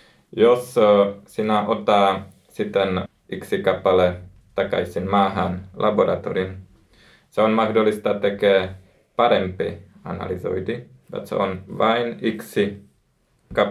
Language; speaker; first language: Finnish; non-native, learner; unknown